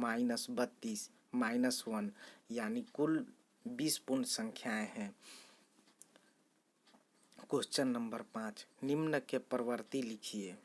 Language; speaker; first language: Hindi; native; Hindi